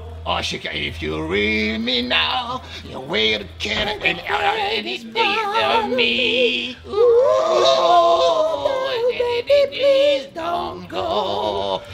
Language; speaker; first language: English; non-native, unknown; French